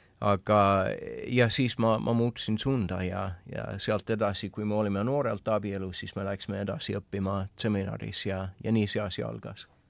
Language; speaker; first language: Estonian; non-native, fluent; English